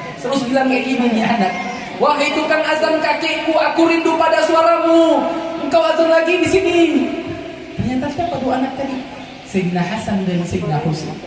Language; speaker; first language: Indonesian; native; Indonesian